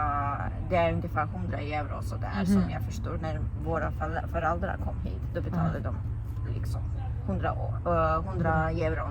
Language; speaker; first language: Swedish; non-native, fluent; Azerbaijani